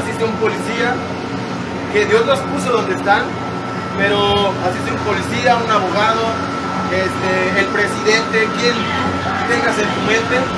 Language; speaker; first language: Spanish; native; Spanish